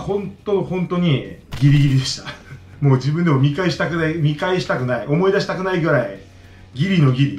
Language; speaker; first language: Japanese; native; Japanese